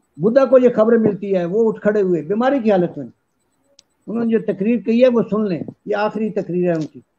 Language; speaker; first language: Urdu; non-native, local second language; Punjabi